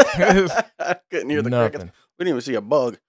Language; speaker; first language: English; native; English